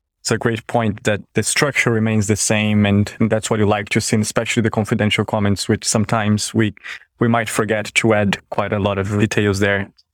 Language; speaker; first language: English; non-native, fluent; Portuguese